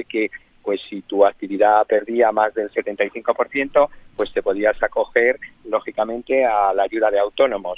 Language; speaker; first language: Spanish; native; Spanish